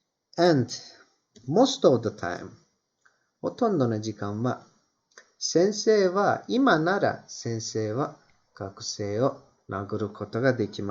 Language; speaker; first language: Japanese; non-native, fluent; Turkish